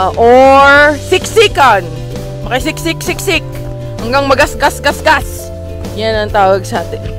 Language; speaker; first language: Filipino; native; Filipino